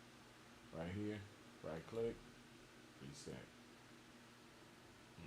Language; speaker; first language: English; native; English